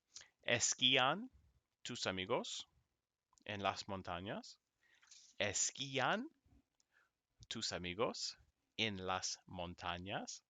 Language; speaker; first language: Spanish; non-native, fluent; English